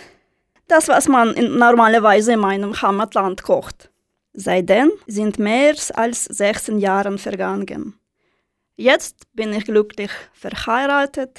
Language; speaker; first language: German; non-native, fluent; Russian